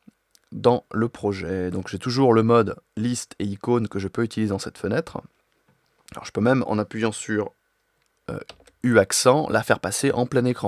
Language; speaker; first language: French; native; French